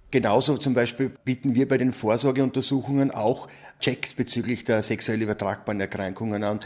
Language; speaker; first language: German; native; German